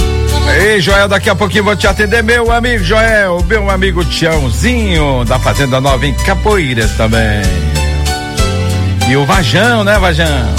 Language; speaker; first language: Portuguese; native; Portuguese